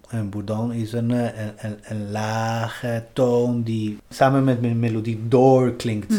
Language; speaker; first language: Dutch; non-native, fluent; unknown